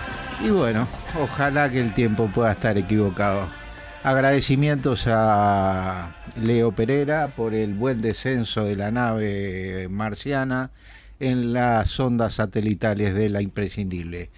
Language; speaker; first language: Spanish; native; Spanish